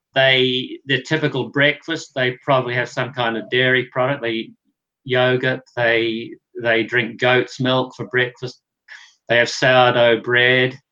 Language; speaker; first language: English; native; English